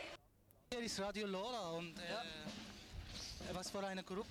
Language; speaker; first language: German; non-native, learner; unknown